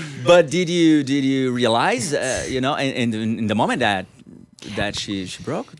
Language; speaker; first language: English; non-native, fluent; Portuguese